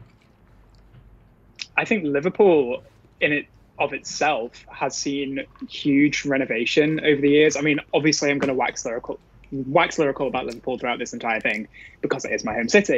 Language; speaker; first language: English; native; English